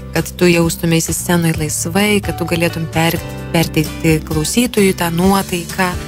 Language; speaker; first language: Lithuanian; native; Lithuanian